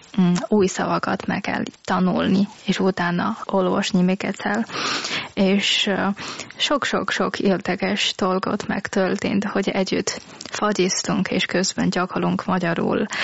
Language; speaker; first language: Hungarian; non-native, learner; Chinese